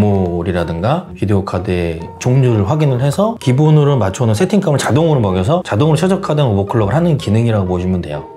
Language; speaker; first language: Korean; native; Korean